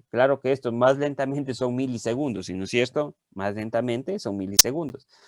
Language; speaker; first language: Spanish; native; Spanish